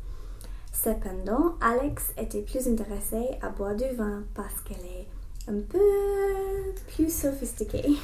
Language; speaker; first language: French; non-native, learner; English